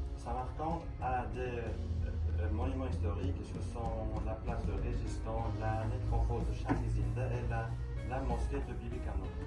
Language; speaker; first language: French; non-native, learner; Uzbek